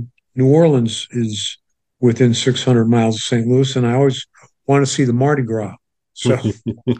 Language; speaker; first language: English; native; English